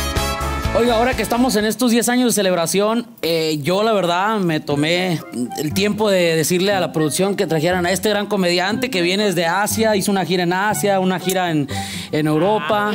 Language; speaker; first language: Spanish; native; Spanish